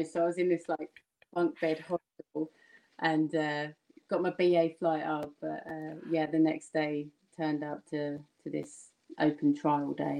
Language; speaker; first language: English; native; English